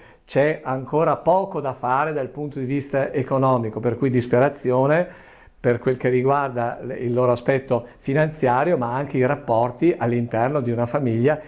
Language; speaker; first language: Italian; native; Italian